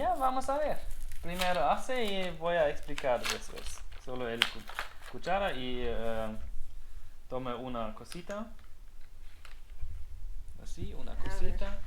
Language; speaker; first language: Spanish; non-native, learner; German